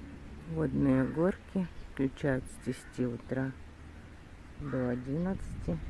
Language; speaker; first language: Russian; native; Russian